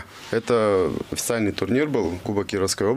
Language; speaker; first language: Russian; native; Russian